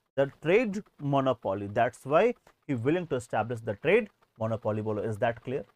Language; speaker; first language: Hindi; native; Hindi